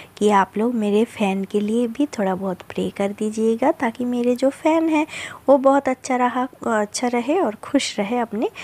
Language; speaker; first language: Hindi; non-native, local second language; Bangla